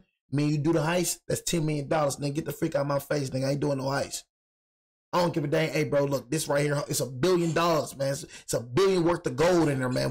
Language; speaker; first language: English; native; English